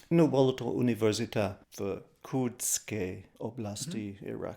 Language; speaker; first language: Slovak; non-native, fluent; English